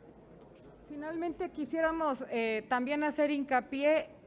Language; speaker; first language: Spanish; native; Spanish